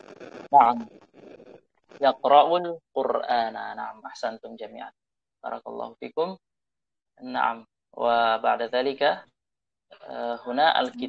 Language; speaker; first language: Arabic; non-native, fluent; Indonesian